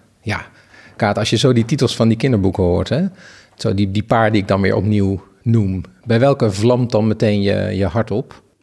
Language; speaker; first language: Dutch; native; Dutch